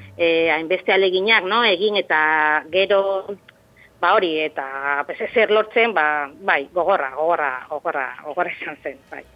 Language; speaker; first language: Basque; non-native, local second language; Spanish